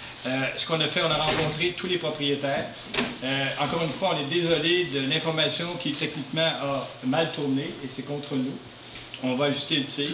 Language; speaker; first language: French; native; French